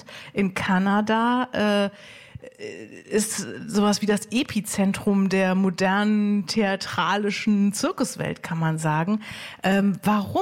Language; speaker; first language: German; native; German